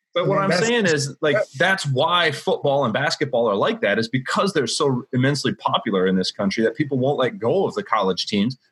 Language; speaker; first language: English; native; English